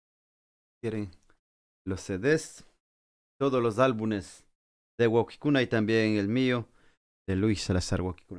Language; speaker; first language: Spanish; native; Spanish